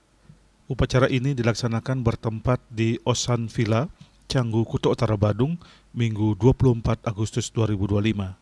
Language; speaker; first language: Indonesian; native; Indonesian